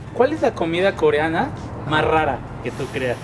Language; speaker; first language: Spanish; native; Spanish